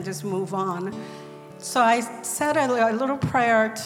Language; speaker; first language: English; non-native, fluent; Korean